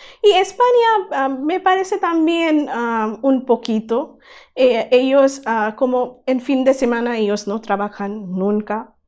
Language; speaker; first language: Spanish; non-native, learner; Bangla